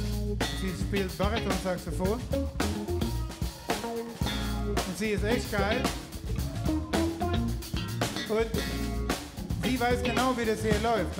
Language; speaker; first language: German; non-native, fluent; Swedish